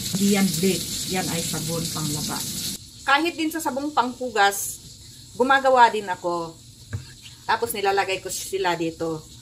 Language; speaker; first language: Filipino; non-native, local second language; Iloko